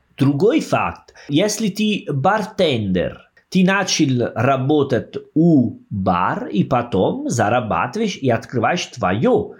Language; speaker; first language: Russian; non-native, fluent; Italian